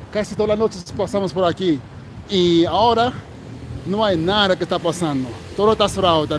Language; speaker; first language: Spanish; non-native, fluent; English